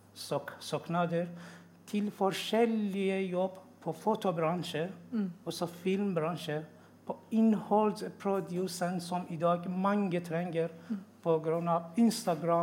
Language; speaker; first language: Norwegian; non-native, learner; Persian